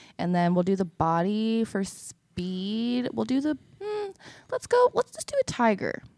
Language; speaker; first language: English; native; English